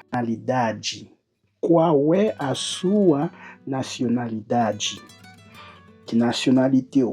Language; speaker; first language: Portuguese; non-native, learner; Haitian Creole